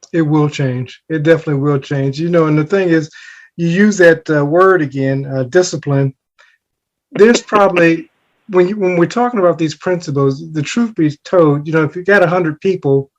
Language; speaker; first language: English; native; English